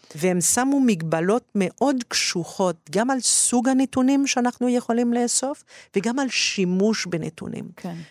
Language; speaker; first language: Hebrew; non-native, fluent; English